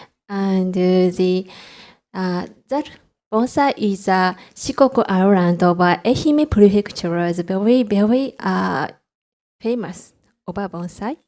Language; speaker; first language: English; non-native, learner; Japanese